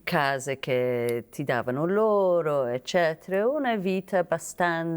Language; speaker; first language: Italian; non-native, fluent; Persian